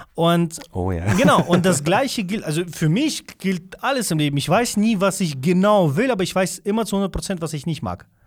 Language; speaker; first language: German; non-native, fluent; Russian